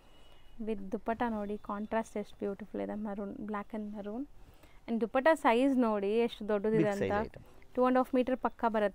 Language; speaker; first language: Kannada; native; Kannada